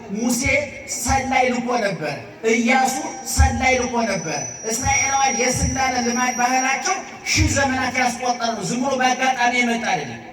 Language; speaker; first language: Amharic; native; Amharic